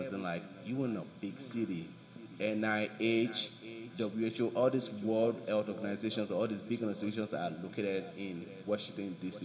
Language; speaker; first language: English; non-native, local second language; Yoruba